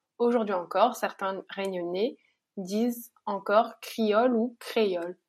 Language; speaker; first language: French; native; French